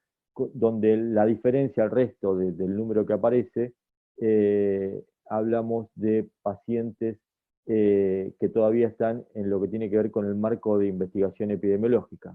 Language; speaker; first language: Spanish; native; Spanish